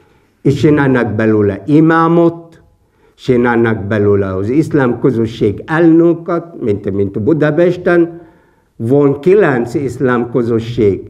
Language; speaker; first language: Hungarian; non-native, fluent; Arabic